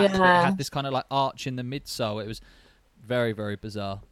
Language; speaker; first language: English; native; English